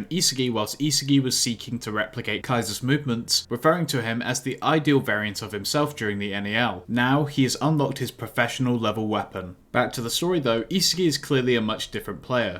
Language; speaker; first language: English; native; English